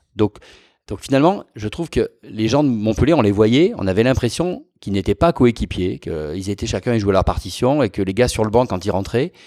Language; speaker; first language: French; native; French